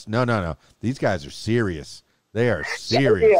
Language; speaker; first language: English; native; English